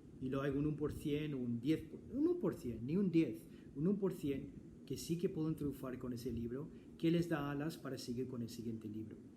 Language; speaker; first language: Spanish; non-native, fluent; English